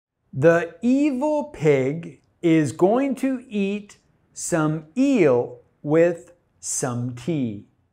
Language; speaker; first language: English; native; English